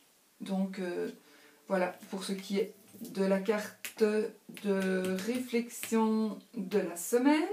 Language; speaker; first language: French; native; French